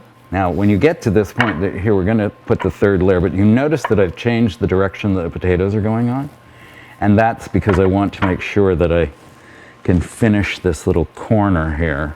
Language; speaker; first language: English; native; English